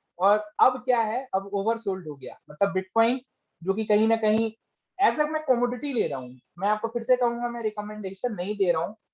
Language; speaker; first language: Hindi; native; Hindi